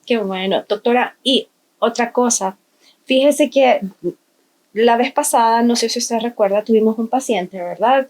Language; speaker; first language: Spanish; native; Spanish